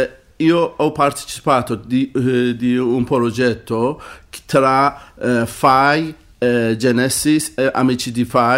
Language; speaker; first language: Italian; non-native, learner; Persian